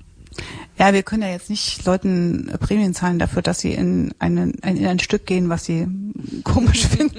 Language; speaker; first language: German; native; German